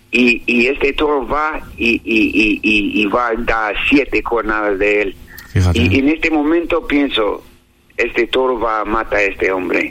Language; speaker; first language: Spanish; non-native, learner; English